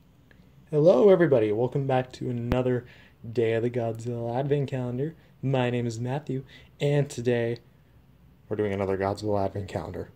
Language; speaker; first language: English; native; English